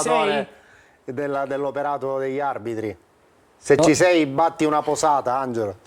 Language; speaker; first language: Italian; native; Italian